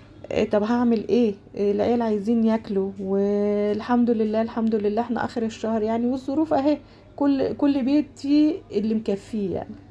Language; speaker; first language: Arabic; native; Arabic